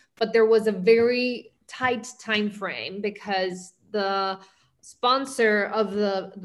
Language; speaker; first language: English; early bilingual, heritage; Spanish